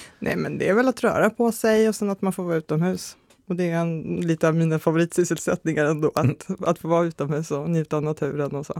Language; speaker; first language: Swedish; native; Swedish